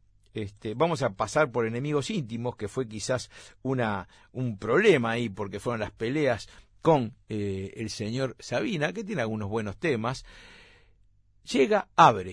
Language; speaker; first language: Spanish; native; Spanish